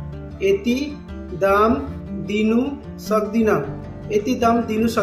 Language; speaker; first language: Nepali; non-native, fluent; Bangla